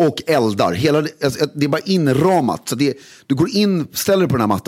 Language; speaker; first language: Swedish; native; Swedish